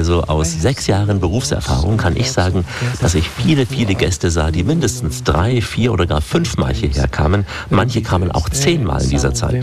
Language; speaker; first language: German; native; German